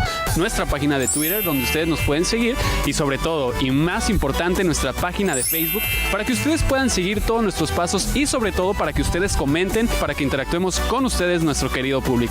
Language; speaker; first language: Spanish; native; Spanish